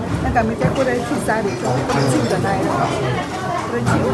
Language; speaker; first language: Japanese; non-native, learner; Vietnamese